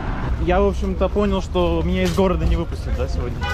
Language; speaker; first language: Russian; native; Russian